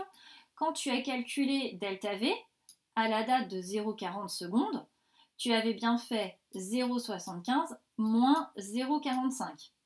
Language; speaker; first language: French; native; French